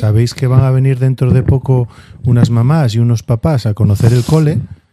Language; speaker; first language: Spanish; native; Spanish